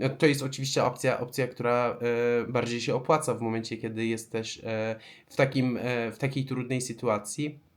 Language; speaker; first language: Polish; non-native, fluent; Persian